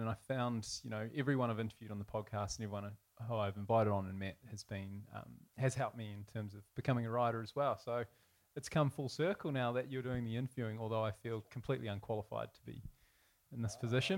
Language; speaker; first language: English; native; English